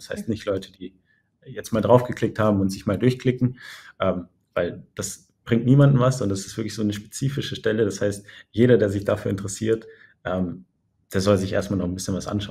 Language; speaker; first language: German; native; German